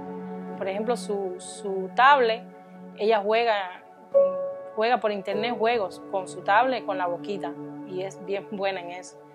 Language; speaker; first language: Spanish; native; Spanish